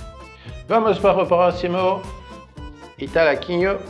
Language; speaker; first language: Portuguese; non-native, fluent; French